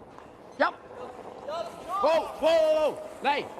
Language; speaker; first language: Swedish; native; Swedish